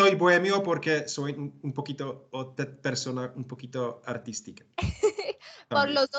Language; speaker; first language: Spanish; non-native, learner; Czech